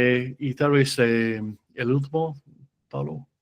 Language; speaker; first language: Spanish; non-native, fluent; English